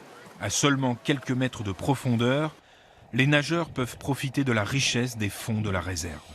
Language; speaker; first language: French; native; French